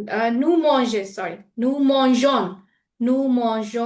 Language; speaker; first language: French; non-native, learner; Persian